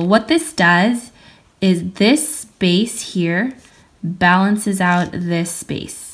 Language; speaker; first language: English; native; English